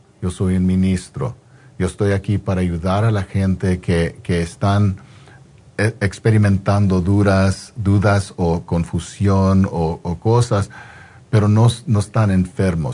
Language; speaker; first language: Spanish; non-native, fluent; English